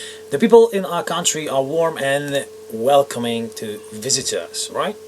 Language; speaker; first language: English; non-native, fluent; Polish